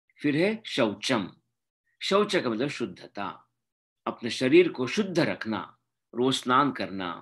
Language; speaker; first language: Hindi; non-native, local second language; Marathi